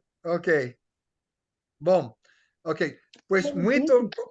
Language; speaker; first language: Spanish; non-native, fluent; English